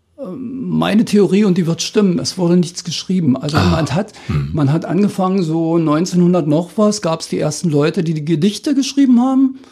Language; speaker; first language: German; native; German